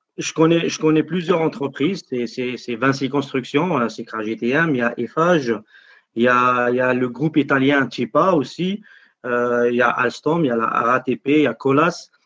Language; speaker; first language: French; non-native, local second language; Arabic